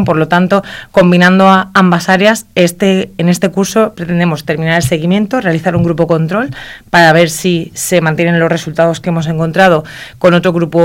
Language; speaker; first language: Spanish; native; Spanish